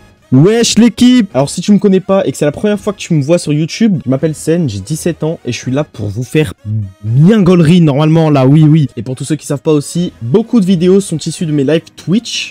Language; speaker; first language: French; native; French